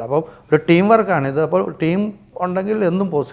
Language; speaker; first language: Malayalam; native; Malayalam